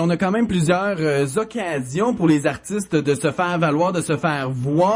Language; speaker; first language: French; native; French